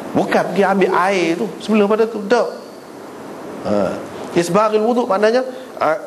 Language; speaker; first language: Malay; native; Malay